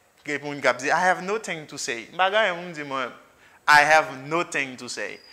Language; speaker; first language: English; non-native, fluent; Haitian Creole